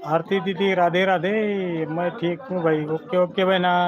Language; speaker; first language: Hindi; non-native, local second language; Marathi